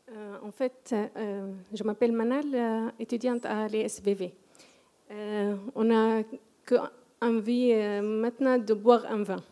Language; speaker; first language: French; non-native, fluent; Arabic